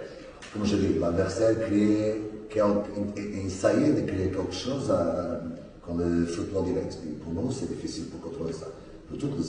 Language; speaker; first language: French; non-native, learner; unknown